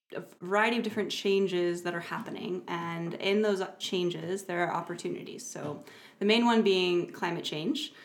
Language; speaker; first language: English; native; English